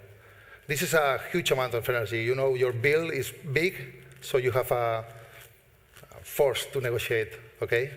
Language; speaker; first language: English; non-native, fluent; Spanish